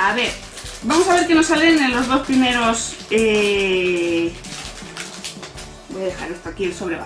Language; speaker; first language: Spanish; native; Spanish